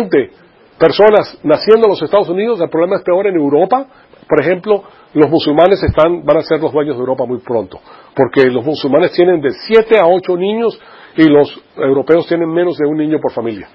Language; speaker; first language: Spanish; native; Spanish